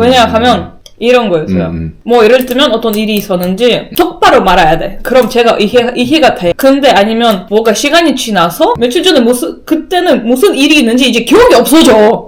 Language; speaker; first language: Korean; non-native, learner; Russian